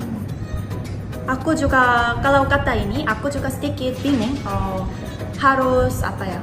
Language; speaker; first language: Indonesian; non-native, fluent; Korean